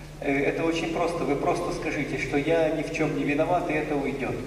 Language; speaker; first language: Russian; native; Russian